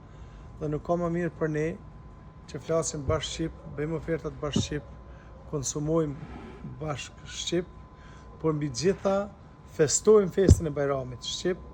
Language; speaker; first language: Albanian; native; Albanian